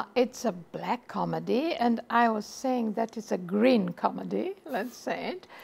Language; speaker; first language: English; non-native, fluent; Romanian